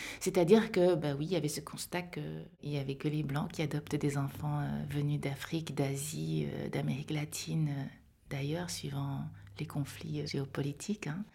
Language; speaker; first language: French; native; French